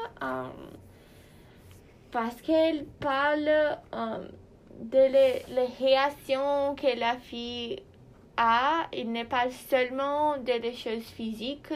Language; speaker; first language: French; non-native, learner; Portuguese